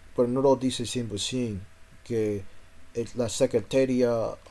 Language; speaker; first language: Spanish; non-native, learner; English